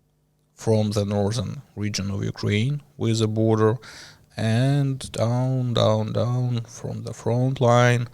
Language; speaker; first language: English; non-native, learner; Ukrainian